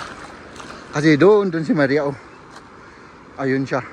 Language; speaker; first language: Filipino; native; Filipino